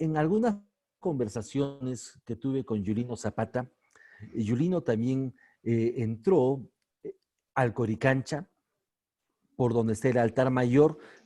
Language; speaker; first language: Spanish; native; Spanish